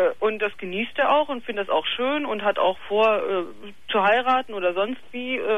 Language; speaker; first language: German; native; German